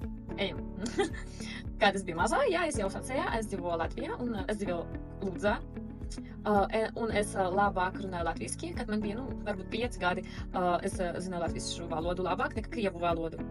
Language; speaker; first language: Latvian; early bilingual, heritage; Russian